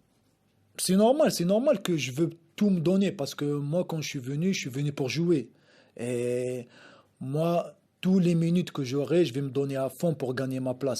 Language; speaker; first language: French; non-native, local second language; Arabic